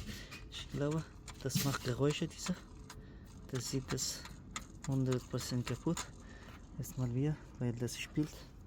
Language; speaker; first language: German; non-native, learner; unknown